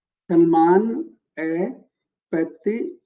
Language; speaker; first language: French; non-native, learner; Hindi